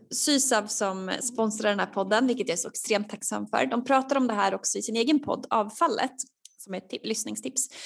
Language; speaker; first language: Swedish; native; Swedish